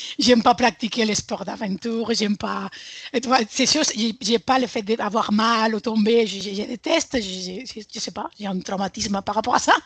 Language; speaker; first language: French; non-native, fluent; Spanish